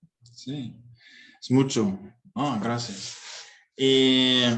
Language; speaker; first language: Spanish; non-native, fluent; English